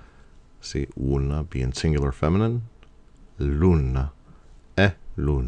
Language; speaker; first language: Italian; non-native, fluent; English